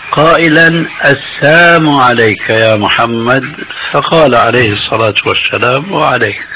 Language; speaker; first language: Arabic; early bilingual, other home language; Albanian